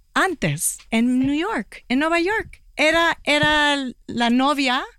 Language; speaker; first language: Spanish; early bilingual, heritage; Spanish